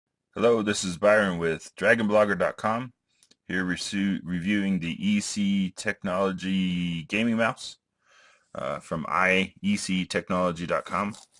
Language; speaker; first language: English; native; English